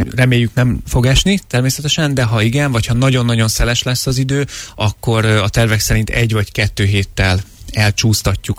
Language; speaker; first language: Hungarian; native; Hungarian